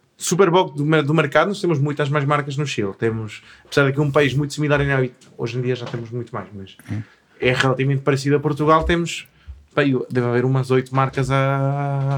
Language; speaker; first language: Portuguese; non-native, fluent; Spanish